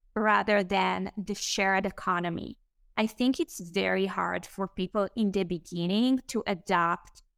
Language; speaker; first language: English; non-native, fluent; Hebrew